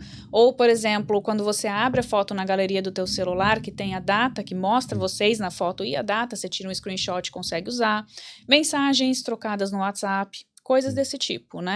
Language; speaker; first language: Portuguese; native; Portuguese